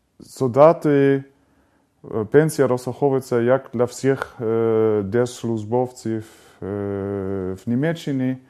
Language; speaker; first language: Ukrainian; non-native, fluent; German